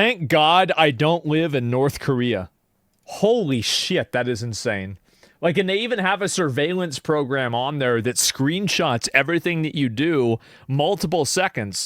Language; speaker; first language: English; native; English